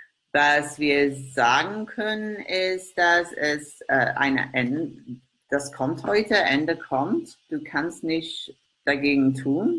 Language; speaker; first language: German; non-native, learner; English